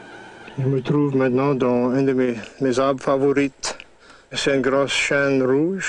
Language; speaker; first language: French; non-native, local second language; English